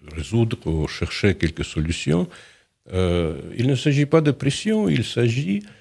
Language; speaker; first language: French; non-native, fluent; Russian